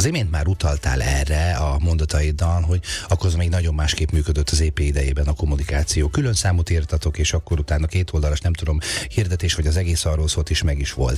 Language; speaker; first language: Hungarian; native; Hungarian